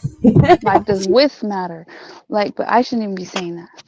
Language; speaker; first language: English; native; English